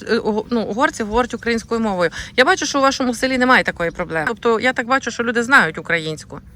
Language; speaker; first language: Ukrainian; native; Ukrainian